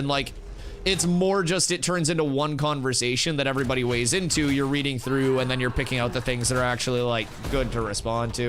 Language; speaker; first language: English; native; English